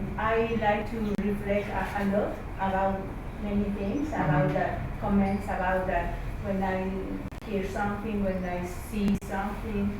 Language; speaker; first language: English; non-native, learner; Spanish